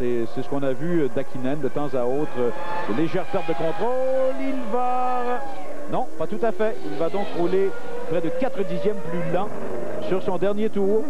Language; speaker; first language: French; native; French